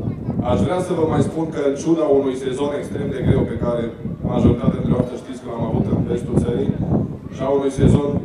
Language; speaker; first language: Romanian; native; Romanian